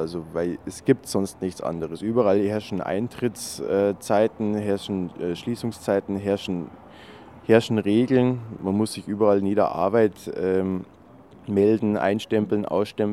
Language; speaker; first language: German; native; German